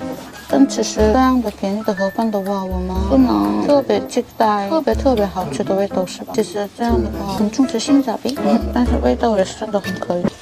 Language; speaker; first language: Chinese; non-native, fluent; Korean